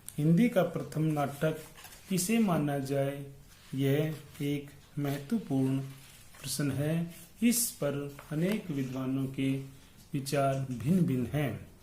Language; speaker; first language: Hindi; native; Hindi